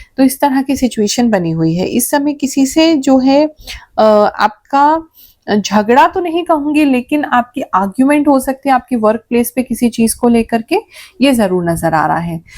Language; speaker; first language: Hindi; native; Hindi